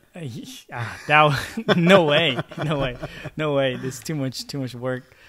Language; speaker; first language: English; early bilingual, other home language; Chavacano